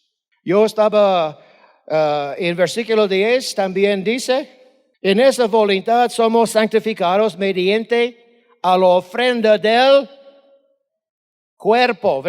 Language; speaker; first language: Spanish; non-native, fluent; English